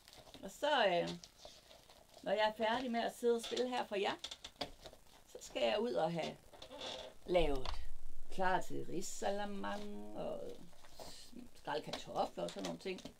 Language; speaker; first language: Danish; native; Danish